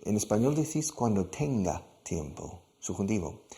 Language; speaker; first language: Spanish; non-native, fluent; English